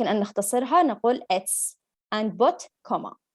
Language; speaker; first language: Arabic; native; Arabic